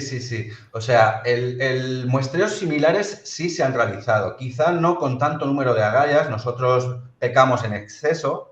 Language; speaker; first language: Spanish; native; Spanish